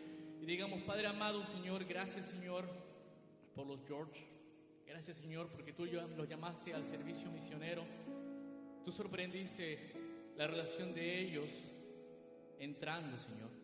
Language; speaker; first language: Spanish; native; Spanish